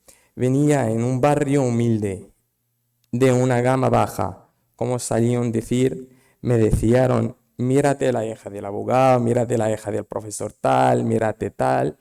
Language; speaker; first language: Spanish; non-native, fluent; Arabic